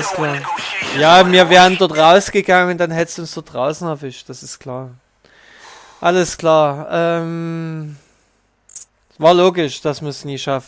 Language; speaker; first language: German; native; German